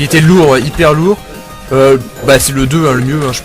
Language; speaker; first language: French; native; French